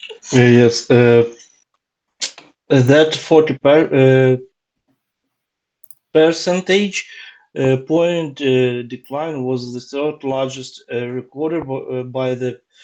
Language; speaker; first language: English; non-native, learner; Ukrainian